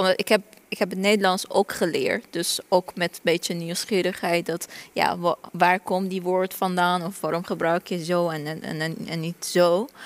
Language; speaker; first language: Dutch; non-native, fluent; Persian